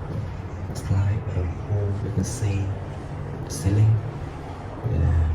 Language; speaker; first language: English; non-native, learner; Vietnamese